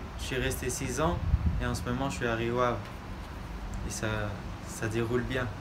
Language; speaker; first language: French; early bilingual, other home language; Portuguese